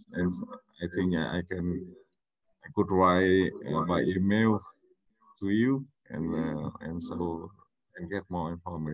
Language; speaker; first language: English; non-native, learner; Vietnamese